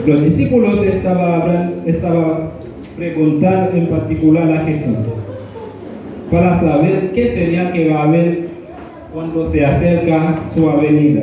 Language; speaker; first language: Spanish; non-native, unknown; Haitian Creole